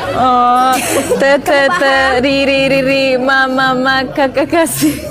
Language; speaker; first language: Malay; non-native, learner; Turkish